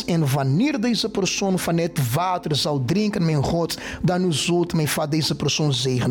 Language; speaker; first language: Dutch; non-native, fluent; Portuguese